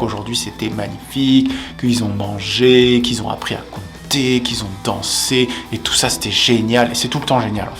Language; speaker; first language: French; native; French